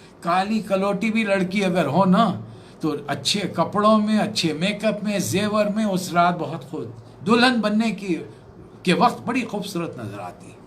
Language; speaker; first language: Urdu; native; Urdu